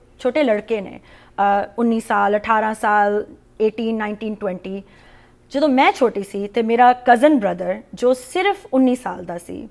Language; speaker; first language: Punjabi; early bilingual, heritage; Punjabi